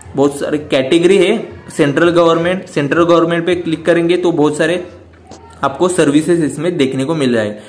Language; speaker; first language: Hindi; non-native, local second language; Marathi